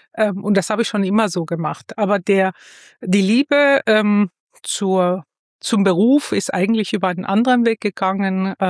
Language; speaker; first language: German; non-native, fluent; Italian